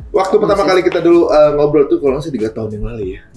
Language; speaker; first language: Indonesian; native; Indonesian